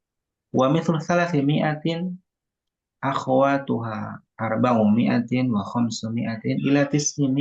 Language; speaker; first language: Arabic; non-native, fluent; Indonesian